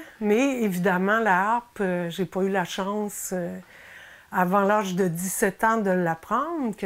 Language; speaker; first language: French; native; French